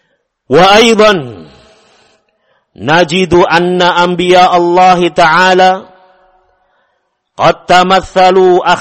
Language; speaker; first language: Arabic; non-native, fluent; Indonesian